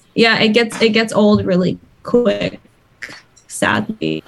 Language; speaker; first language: English; native; English